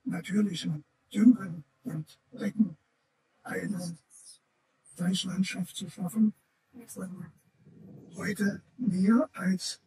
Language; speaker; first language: German; native; German